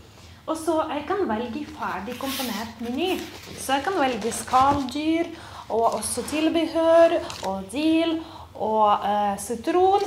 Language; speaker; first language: Norwegian; non-native, fluent; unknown